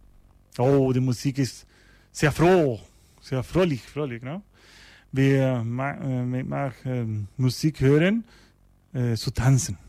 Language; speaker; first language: German; non-native, learner; Spanish